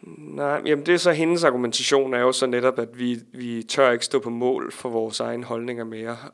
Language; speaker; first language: Danish; native; Danish